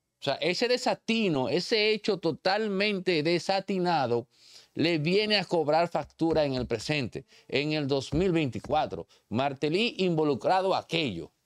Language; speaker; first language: Spanish; native; Spanish